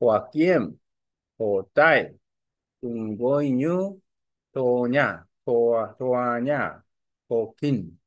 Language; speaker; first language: Vietnamese; non-native, learner; Korean